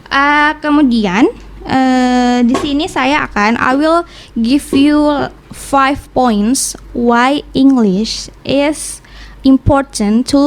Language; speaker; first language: English; non-native, learner; Indonesian